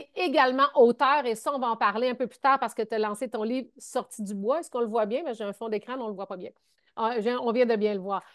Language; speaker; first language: French; native; French